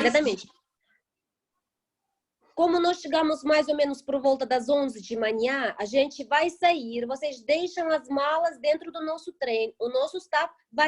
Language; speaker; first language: Portuguese; non-native, fluent; Russian